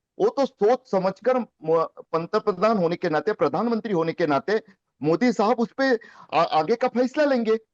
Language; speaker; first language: Hindi; non-native, local second language; Marathi